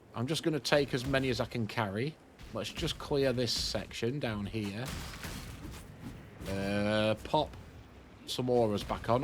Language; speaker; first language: English; native; English